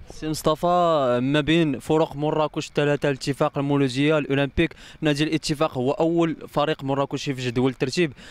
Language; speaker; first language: Arabic; native; Arabic